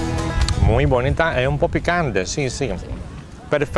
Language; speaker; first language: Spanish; non-native, learner; Greek